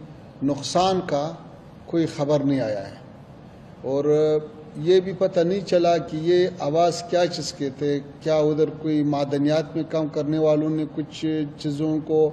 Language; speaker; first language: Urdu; non-native, fluent; Pashto